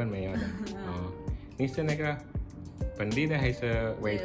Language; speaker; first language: Chinese; non-native, fluent; Indonesian